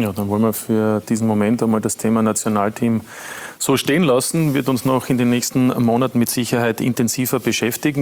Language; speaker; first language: German; native; German